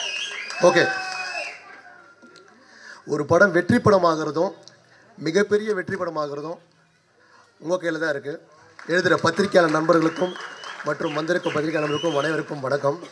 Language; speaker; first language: Tamil; native; Tamil